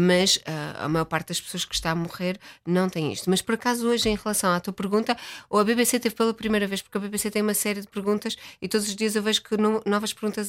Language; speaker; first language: Portuguese; native; Portuguese